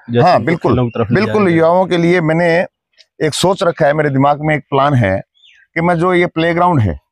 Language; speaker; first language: Hindi; native; Hindi